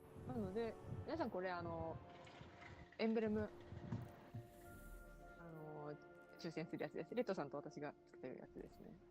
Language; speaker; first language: Japanese; native; Japanese